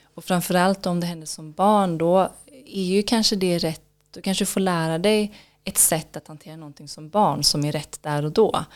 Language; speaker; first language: Swedish; native; Swedish